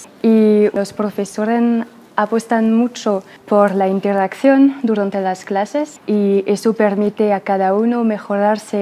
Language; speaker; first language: Spanish; non-native, fluent; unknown